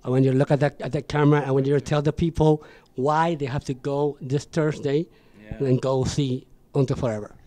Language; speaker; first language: English; non-native, fluent; Spanish